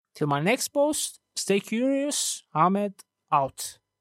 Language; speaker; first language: English; non-native, fluent; Persian